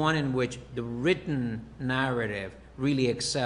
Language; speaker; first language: English; early bilingual, other home language; Spanish